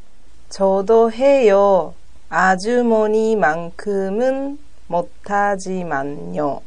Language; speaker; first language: Korean; non-native, learner; Japanese